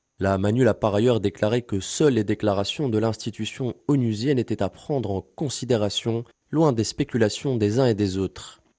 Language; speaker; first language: French; non-native, local second language; Arabic